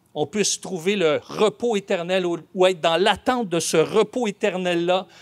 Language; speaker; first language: French; native; French